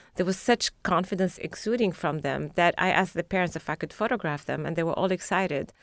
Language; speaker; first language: English; non-native, fluent; Arabic